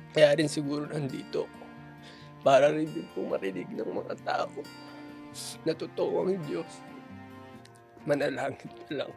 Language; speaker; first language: Filipino; native; Filipino